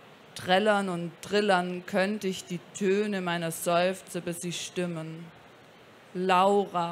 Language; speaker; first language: German; native; German